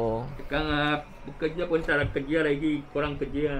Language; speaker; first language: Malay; non-native, local second language; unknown